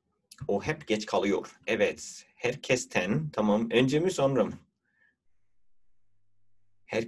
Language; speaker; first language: Turkish; non-native, fluent; Urdu